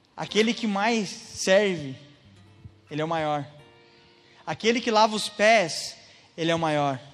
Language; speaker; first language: Portuguese; native; Portuguese